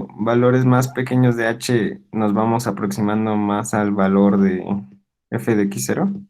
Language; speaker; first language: Spanish; native; Spanish